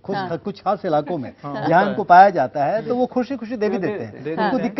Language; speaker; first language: Hindi; native; Hindi